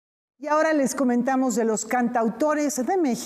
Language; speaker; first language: Spanish; native; Spanish